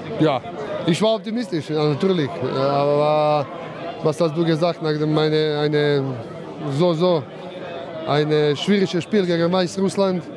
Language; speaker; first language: German; non-native, learner; Croatian